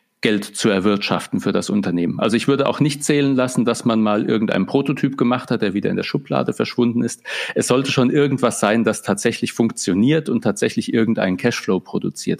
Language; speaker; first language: German; native; German